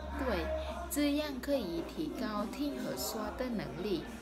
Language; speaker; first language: Chinese; non-native, learner; Khmer